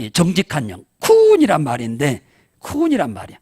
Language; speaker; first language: Korean; native; Korean